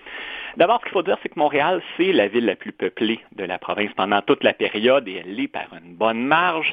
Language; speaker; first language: French; native; French